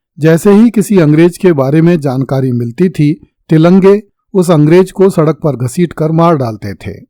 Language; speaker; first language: Hindi; native; Hindi